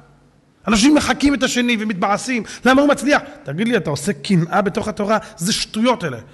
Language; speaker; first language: Hebrew; native; Hebrew